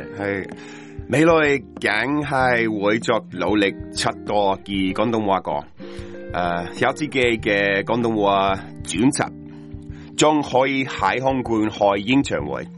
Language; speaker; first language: Cantonese; non-native, learner; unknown